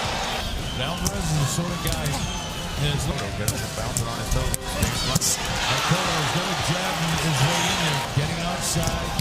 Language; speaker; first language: English; native; English